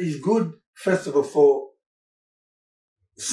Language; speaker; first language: English; non-native, learner; French